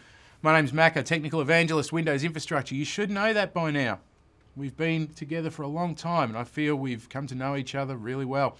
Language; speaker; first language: English; native; English